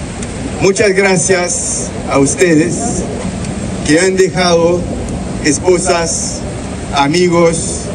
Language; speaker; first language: Spanish; non-native, learner; Haitian Creole